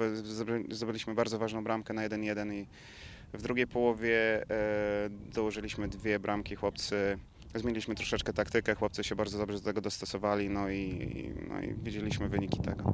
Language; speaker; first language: Polish; native; Polish